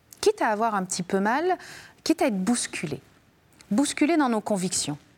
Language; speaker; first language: French; native; French